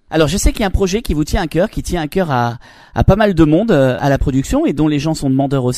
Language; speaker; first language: French; native; French